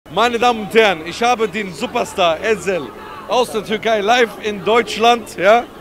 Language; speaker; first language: German; native; German